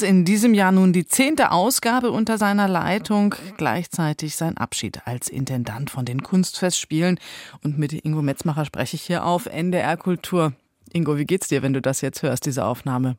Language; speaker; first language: German; native; German